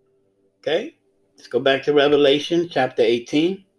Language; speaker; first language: English; native; English